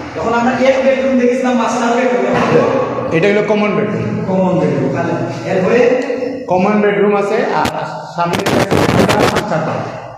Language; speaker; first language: Bangla; native; Bangla